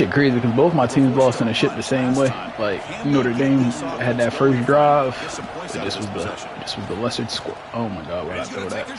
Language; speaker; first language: English; native; English